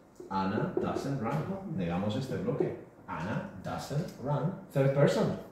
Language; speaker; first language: English; non-native, fluent; Spanish